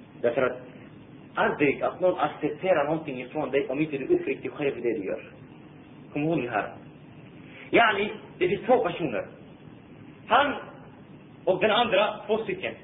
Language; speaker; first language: Swedish; non-native, fluent; Arabic